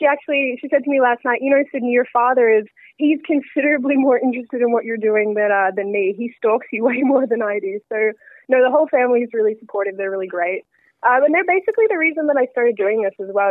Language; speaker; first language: English; native; English